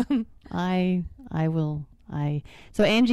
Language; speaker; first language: English; native; English